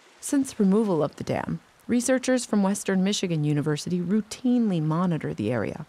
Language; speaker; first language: English; native; English